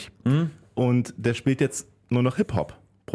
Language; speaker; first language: German; native; German